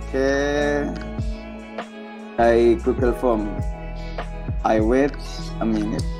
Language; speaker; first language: English; non-native, learner; Indonesian